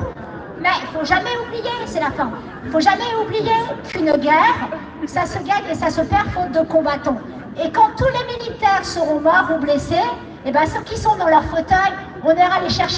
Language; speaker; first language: French; native; French